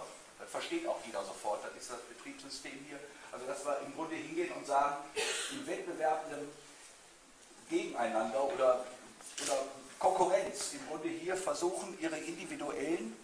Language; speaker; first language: German; native; German